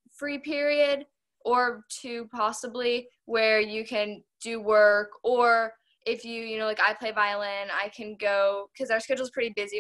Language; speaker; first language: English; native; English